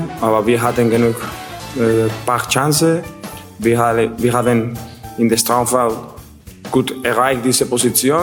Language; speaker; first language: German; non-native, learner; Spanish